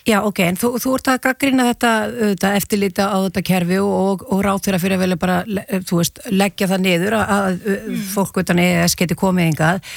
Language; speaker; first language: Icelandic; native; Icelandic